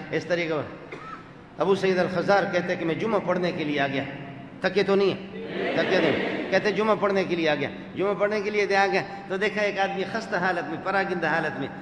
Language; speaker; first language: Urdu; non-native, local second language; Baluchi